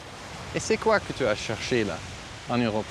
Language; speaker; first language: French; non-native, learner; Dutch